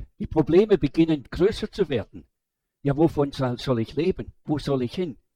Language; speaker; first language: German; non-native, fluent; English